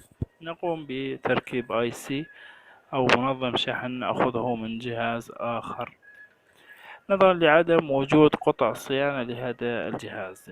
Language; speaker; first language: Arabic; native; Arabic